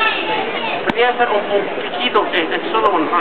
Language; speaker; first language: Spanish; non-native, fluent; Italian